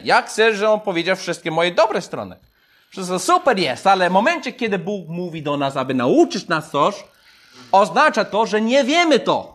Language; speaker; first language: Polish; non-native, fluent; English